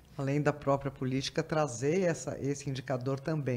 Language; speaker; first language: Portuguese; native; Portuguese